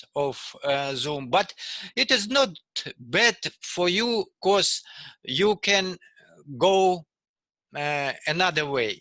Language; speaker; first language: English; non-native, learner; Russian